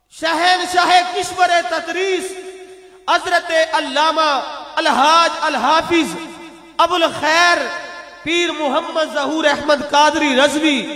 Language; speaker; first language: Urdu; non-native, local second language; Punjabi